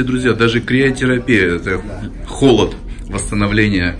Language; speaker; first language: Russian; native; Russian